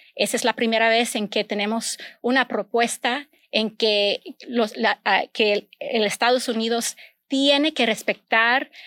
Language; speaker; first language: Spanish; early bilingual, other home language; English